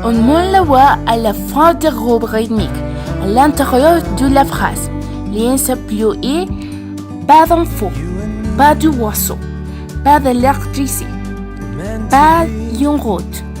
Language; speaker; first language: French; non-native, learner; Spanish